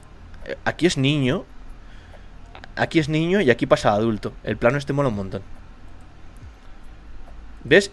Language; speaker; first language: Spanish; native; Spanish